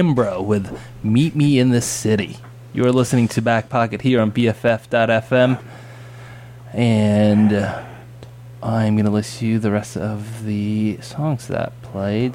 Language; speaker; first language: English; native; English